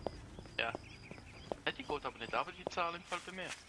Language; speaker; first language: German; native; German